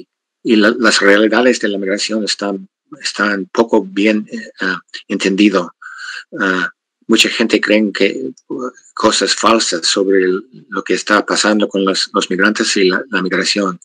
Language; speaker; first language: Spanish; non-native, fluent; English